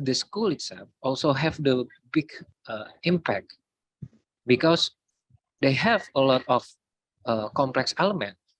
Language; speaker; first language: English; non-native, learner; Indonesian